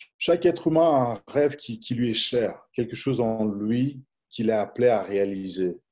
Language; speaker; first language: French; non-native, local second language; Lingala